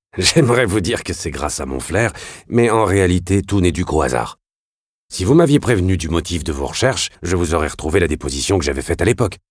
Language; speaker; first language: French; native; French